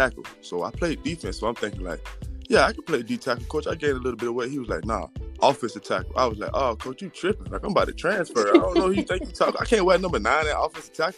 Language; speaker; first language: English; native; English